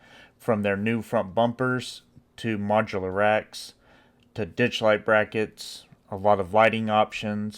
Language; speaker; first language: English; native; English